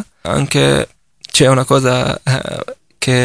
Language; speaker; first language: Italian; non-native, fluent; Arabic